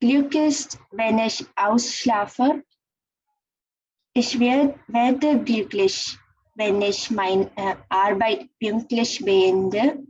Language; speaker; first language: German; non-native, learner; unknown